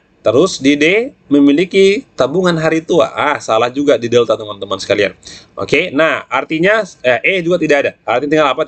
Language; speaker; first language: Indonesian; native; Indonesian